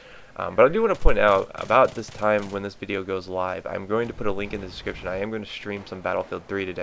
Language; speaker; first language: English; native; English